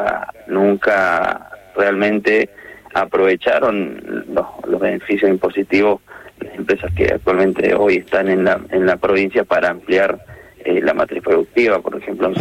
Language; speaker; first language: Spanish; native; Spanish